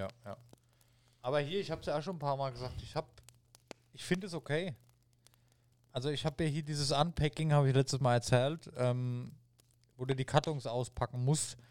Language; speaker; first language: German; native; German